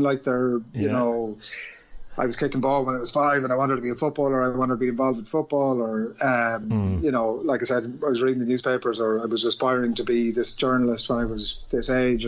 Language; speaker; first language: English; native; English